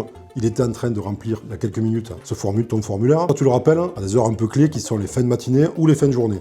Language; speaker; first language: French; native; French